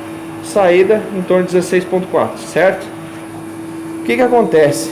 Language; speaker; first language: Portuguese; native; Portuguese